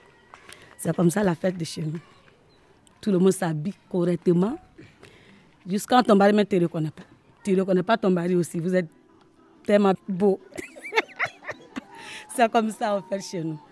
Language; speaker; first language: French; non-native, fluent; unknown